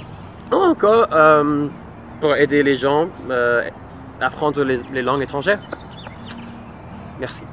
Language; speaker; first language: French; non-native, learner; English